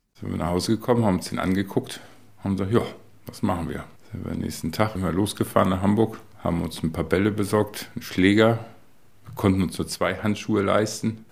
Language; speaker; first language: German; native; German